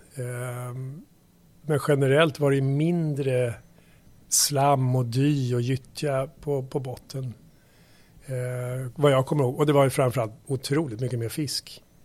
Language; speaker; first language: Swedish; native; Swedish